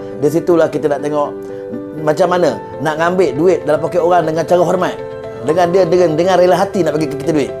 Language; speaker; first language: Malay; native; Malay